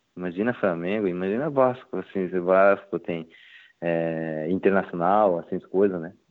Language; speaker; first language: Portuguese; non-native, fluent; Japanese